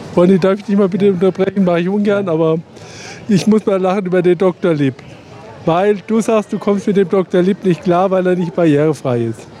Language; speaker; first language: German; native; German